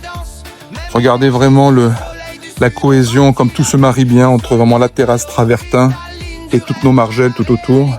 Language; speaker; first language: French; native; French